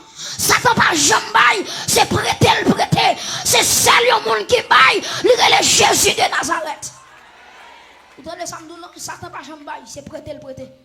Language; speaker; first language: French; non-native, local second language; Haitian Creole